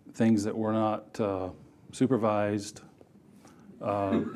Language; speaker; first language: English; native; English